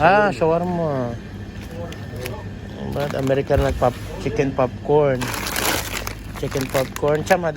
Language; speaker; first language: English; non-native, local second language; Filipino